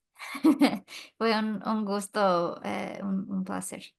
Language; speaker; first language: Spanish; non-native, fluent; English